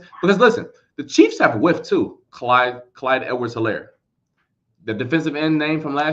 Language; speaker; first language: English; native; English